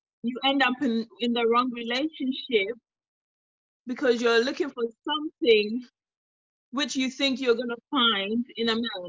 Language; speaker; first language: English; non-native, local second language; Akan